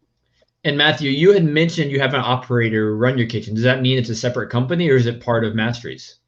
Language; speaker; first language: English; native; English